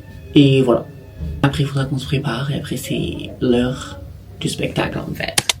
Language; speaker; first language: French; native; French